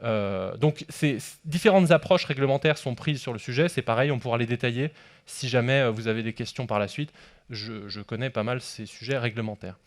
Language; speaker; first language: French; native; French